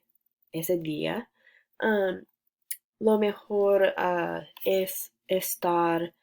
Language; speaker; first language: Spanish; non-native, learner; English